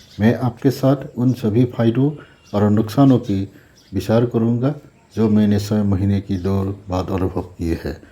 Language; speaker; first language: Hindi; non-native, local second language; Assamese